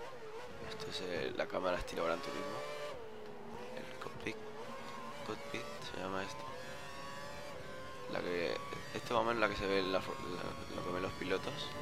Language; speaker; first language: Spanish; native; Spanish